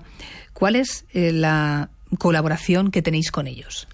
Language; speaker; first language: Spanish; native; Spanish